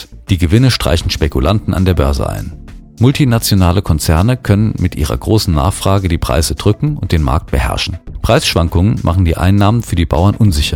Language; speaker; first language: German; native; German